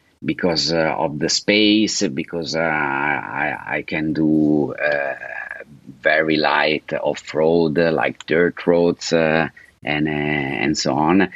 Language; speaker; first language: English; non-native, fluent; Italian